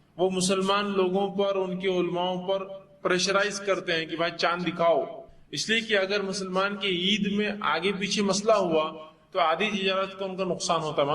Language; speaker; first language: Urdu; native; Urdu